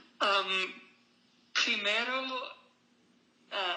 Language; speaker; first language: Spanish; non-native, learner; English